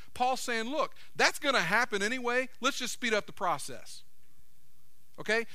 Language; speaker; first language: English; native; English